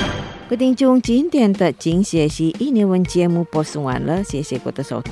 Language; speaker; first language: Chinese; non-native, fluent; Indonesian